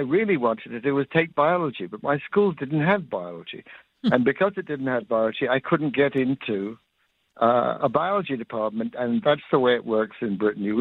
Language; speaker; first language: English; native; English